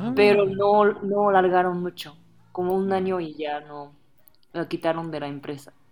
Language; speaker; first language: Spanish; non-native, fluent; Japanese